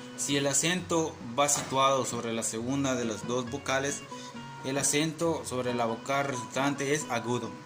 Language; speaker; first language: Spanish; native; Spanish